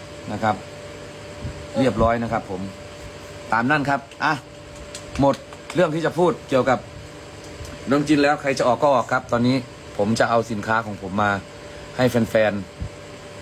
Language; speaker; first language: Thai; native; Thai